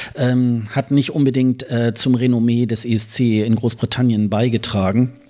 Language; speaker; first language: German; native; German